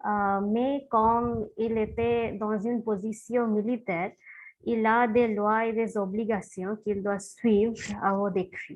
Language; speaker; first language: French; non-native, fluent; Bangla